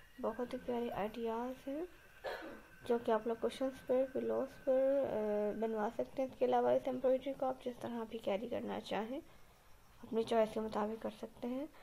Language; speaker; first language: Urdu; native; Urdu